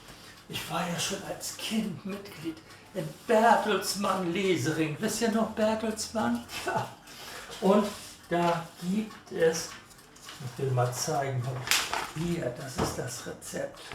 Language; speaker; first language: German; native; German